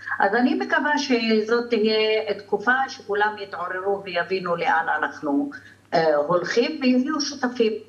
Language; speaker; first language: Hebrew; non-native, local second language; Arabic